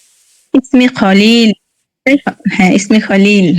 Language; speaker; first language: Arabic; non-native, learner; Bangla